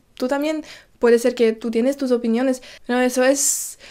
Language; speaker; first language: Spanish; non-native, fluent; English